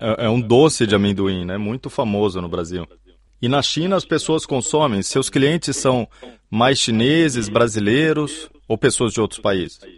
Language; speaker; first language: Portuguese; native; Portuguese